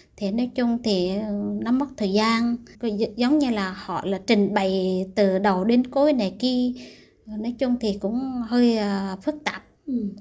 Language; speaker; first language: Vietnamese; non-native, local second language; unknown